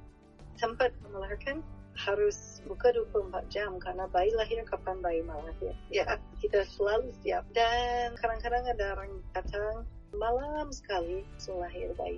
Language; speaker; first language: Indonesian; non-native, fluent; English